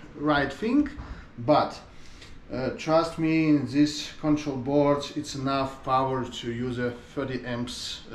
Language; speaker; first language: English; non-native, learner; Ukrainian